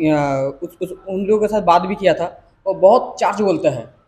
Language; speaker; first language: Hindi; non-native, local second language; Bangla